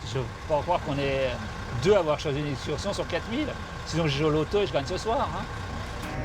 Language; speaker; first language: French; native; French